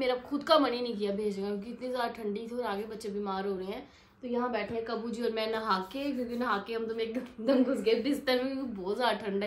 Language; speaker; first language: Hindi; native; Hindi